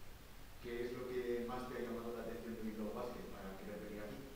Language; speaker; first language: Spanish; native; Spanish